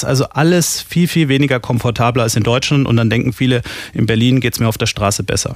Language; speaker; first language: German; native; German